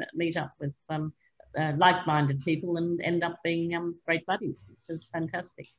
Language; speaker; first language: English; native; English